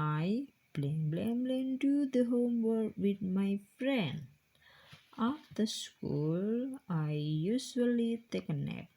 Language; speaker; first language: English; non-native, fluent; Indonesian